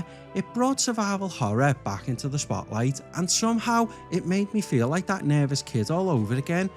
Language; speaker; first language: English; native; English